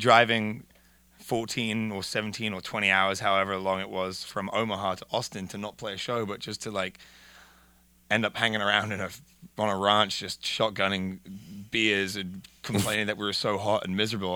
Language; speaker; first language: English; native; English